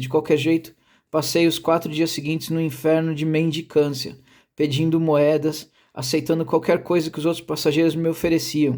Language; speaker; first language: Portuguese; native; Portuguese